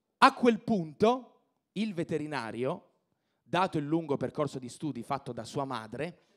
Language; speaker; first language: Italian; native; Italian